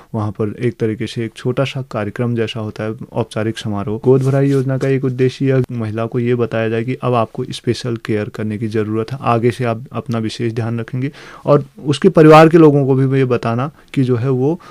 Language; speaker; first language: Hindi; native; Hindi